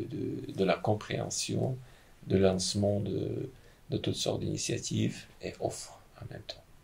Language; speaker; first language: French; non-native, fluent; Ukrainian